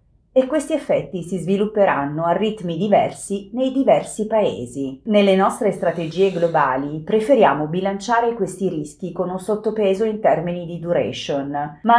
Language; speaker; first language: Italian; native; Italian